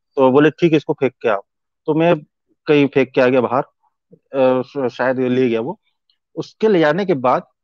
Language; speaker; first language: Hindi; native; Hindi